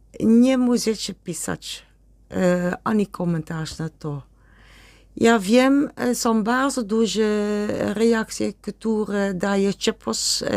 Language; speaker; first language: Polish; non-native, learner; Dutch